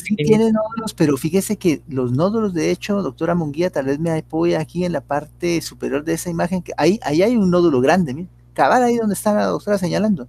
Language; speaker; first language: Spanish; native; Spanish